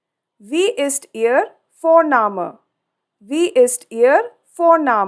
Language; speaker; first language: German; non-native, fluent; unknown